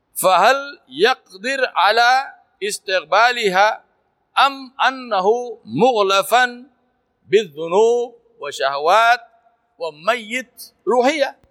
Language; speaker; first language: Arabic; non-native, fluent; Urdu